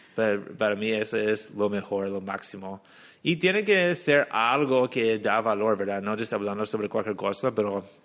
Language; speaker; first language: Spanish; non-native, fluent; English